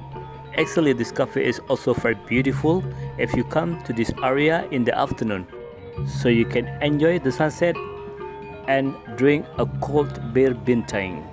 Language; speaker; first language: English; non-native, local second language; Indonesian